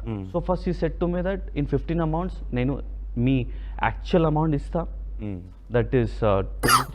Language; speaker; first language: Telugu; non-native, local second language; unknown